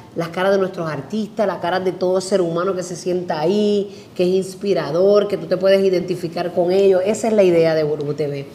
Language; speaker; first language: Spanish; native; Spanish